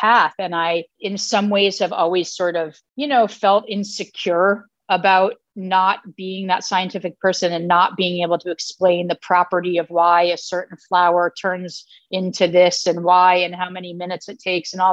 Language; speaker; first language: English; native; English